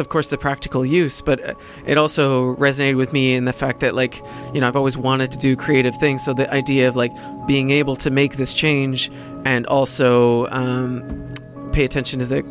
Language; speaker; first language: English; native; English